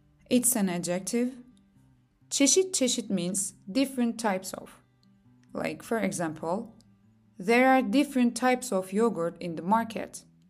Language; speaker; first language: English; non-native, fluent; Turkish